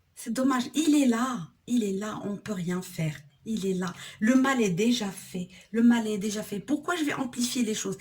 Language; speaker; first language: French; non-native, local second language; Arabic